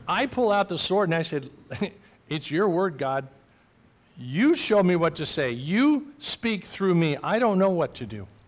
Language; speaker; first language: English; native; English